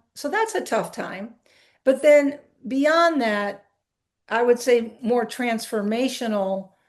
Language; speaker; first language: English; native; English